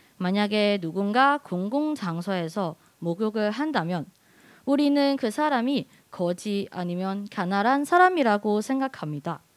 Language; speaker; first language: Korean; non-native, fluent; Cantonese